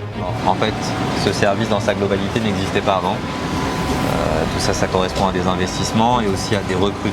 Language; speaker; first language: French; native; French